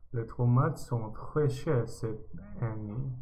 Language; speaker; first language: French; non-native, learner; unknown